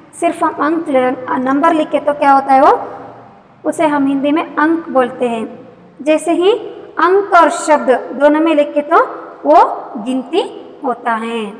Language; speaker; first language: Hindi; non-native, local second language; Kannada